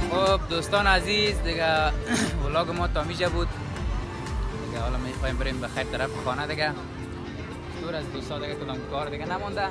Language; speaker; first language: Persian; native; Persian